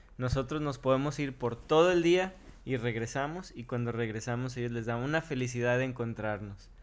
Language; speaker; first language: Spanish; native; Spanish